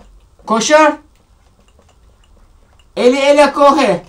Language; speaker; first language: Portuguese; non-native, learner; Turkish